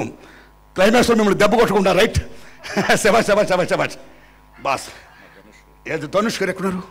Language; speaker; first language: Telugu; native; Telugu